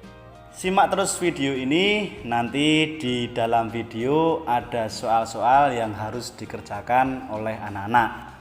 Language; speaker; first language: Indonesian; native; Indonesian